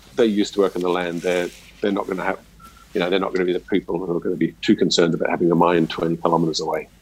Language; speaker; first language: English; native; English